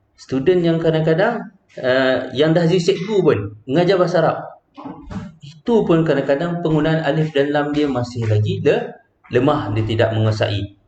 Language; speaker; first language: Malay; native; Malay